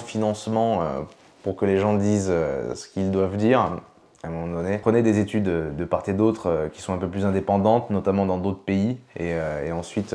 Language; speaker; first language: French; native; French